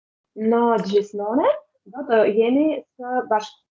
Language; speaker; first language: Albanian; non-native, learner; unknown